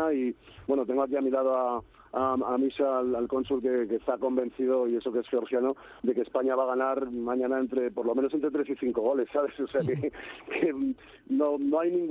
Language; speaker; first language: Spanish; native; Spanish